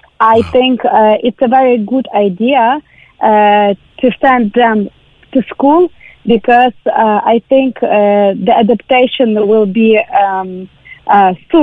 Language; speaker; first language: English; non-native, learner; Ukrainian